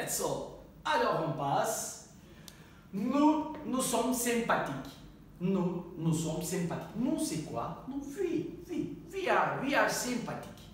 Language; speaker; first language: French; non-native, fluent; Turkish